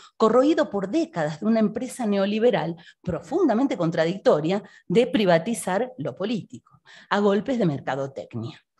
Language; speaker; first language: Spanish; native; Spanish